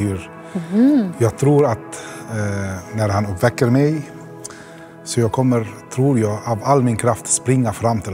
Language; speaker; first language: Swedish; non-native, fluent; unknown